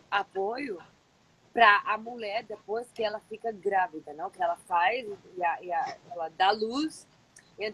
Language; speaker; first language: Portuguese; non-native, fluent; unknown